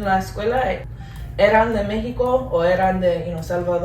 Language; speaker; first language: Spanish; early bilingual, heritage; English